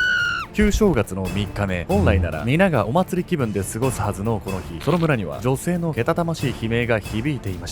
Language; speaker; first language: Japanese; native; Japanese